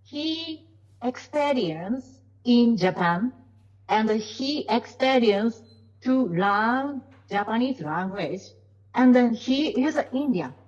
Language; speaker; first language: English; non-native, learner; Japanese